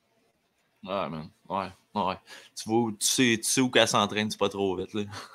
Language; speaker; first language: French; native; French